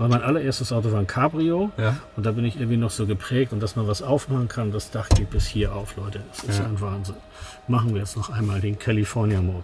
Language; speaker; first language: German; native; German